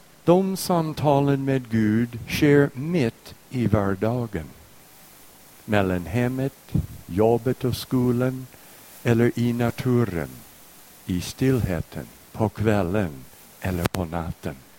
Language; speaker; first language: Swedish; non-native, fluent; English